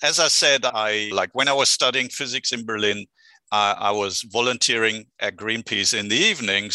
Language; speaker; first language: English; non-native, fluent; German